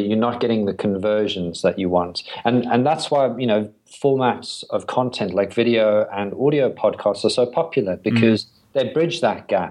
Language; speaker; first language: English; native; English